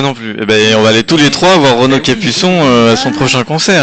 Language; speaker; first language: French; native; French